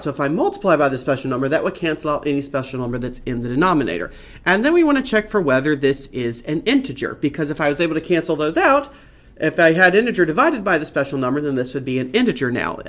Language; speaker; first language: English; native; English